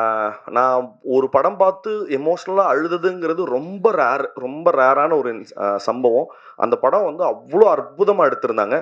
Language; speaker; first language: Tamil; native; Tamil